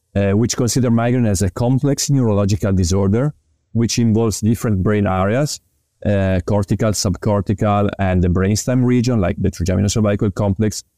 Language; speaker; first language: English; non-native, fluent; Italian